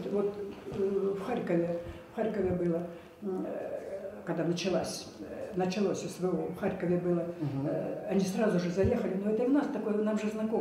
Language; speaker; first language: Russian; native; Russian